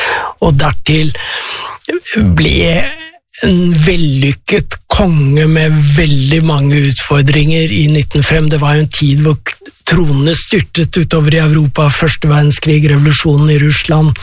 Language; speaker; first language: Norwegian; native; Norwegian